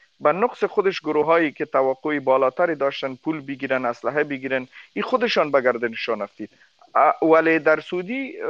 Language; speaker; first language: Persian; non-native, local second language; Pashto